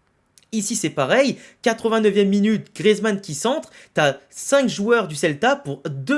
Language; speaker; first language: French; native; French